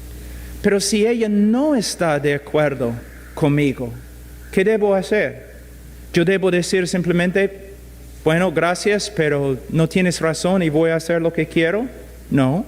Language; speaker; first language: Spanish; non-native, fluent; English